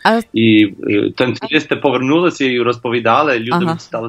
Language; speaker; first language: Ukrainian; non-native, learner; English